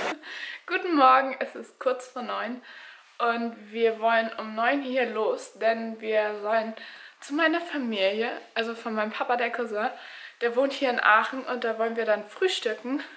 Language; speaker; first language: German; native; German